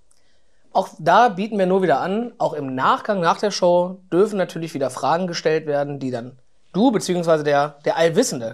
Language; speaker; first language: German; native; German